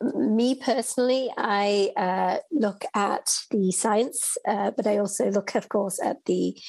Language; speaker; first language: English; native; English